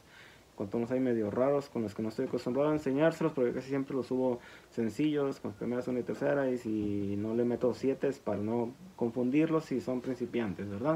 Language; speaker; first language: Spanish; native; Spanish